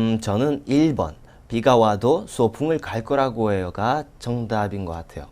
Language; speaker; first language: Korean; non-native, fluent; Russian